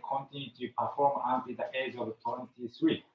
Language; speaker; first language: English; non-native, fluent; Japanese